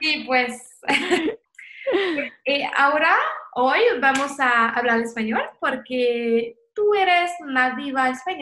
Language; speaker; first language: Spanish; non-native, fluent; French